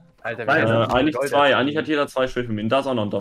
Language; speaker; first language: German; native; German